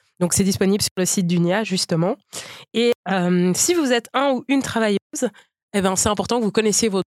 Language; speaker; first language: French; native; French